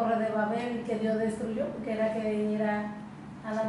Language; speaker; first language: Spanish; native; Spanish